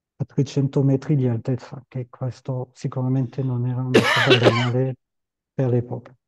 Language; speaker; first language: Italian; non-native, fluent; French